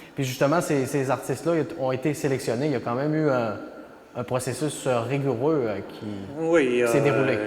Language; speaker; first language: French; native; French